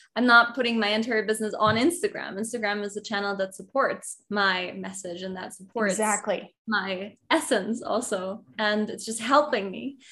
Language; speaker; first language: English; non-native, fluent; German